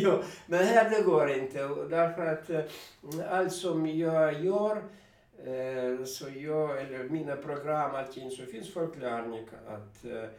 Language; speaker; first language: Swedish; non-native, fluent; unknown